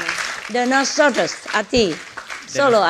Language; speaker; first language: Spanish; non-native, learner; Vietnamese